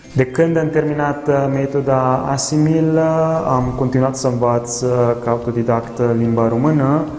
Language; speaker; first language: Romanian; non-native, fluent; Italian